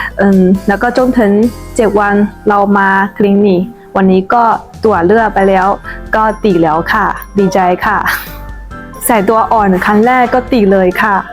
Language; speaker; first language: Thai; non-native, fluent; Chinese